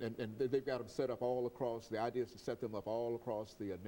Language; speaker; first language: English; native; English